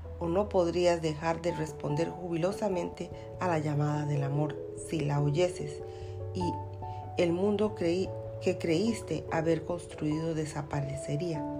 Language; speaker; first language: Spanish; native; Spanish